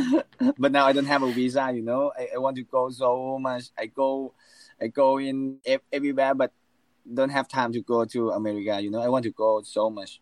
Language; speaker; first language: English; non-native, learner; Thai